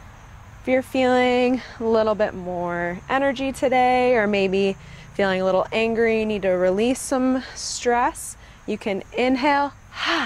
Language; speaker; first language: English; native; English